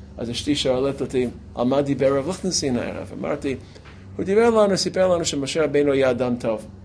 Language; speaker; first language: Hebrew; non-native, fluent; English